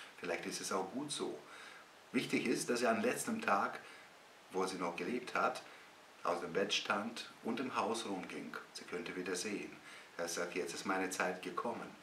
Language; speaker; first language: German; non-native, fluent; Russian